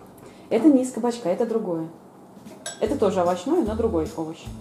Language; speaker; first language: Russian; native; Russian